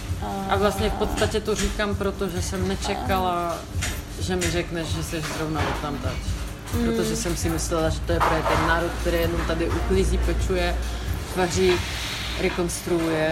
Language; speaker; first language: Czech; early bilingual, heritage; Czech